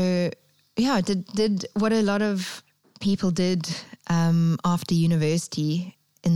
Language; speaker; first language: English; native; English